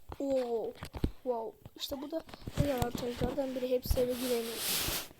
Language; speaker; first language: Turkish; native; Turkish